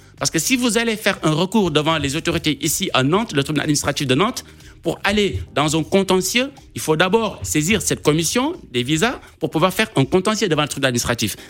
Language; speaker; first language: French; non-native, local second language; Wolof